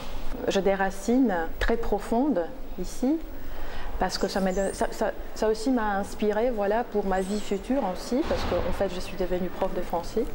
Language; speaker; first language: French; non-native, fluent; Polish